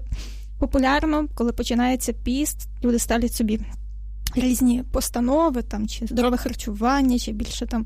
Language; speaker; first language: Ukrainian; native; Ukrainian